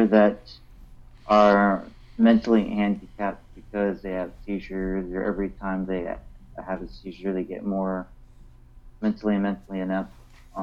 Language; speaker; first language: English; native; English